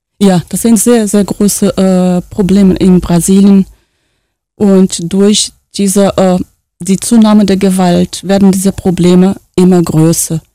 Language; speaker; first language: German; non-native, fluent; Portuguese